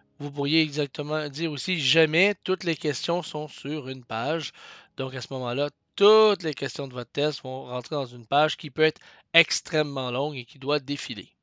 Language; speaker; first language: French; native; French